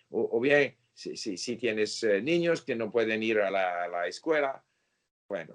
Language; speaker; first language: Spanish; non-native, fluent; English